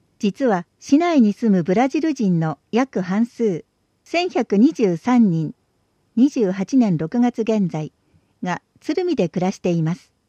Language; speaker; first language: Japanese; native; Japanese